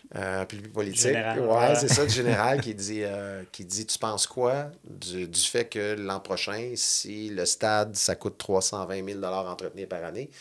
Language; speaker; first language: French; native; French